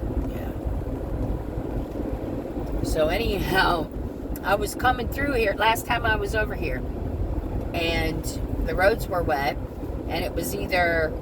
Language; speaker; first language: English; native; English